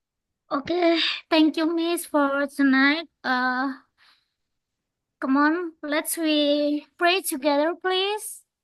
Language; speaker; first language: English; non-native, learner; Indonesian